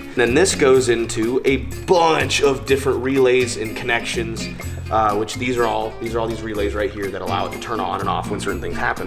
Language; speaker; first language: English; native; English